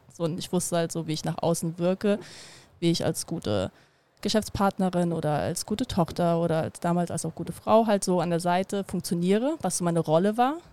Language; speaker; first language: German; early bilingual, other home language; Russian